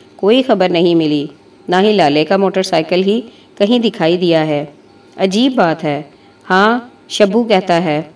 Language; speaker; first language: Urdu; native; Urdu